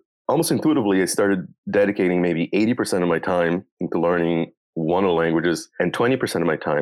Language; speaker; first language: English; non-native, fluent; Portuguese